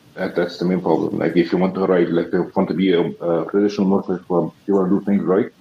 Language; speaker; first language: English; non-native, fluent; Arabic